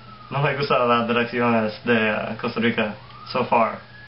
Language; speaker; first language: Spanish; non-native, learner; English